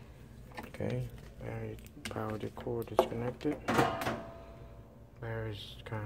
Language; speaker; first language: English; non-native, fluent; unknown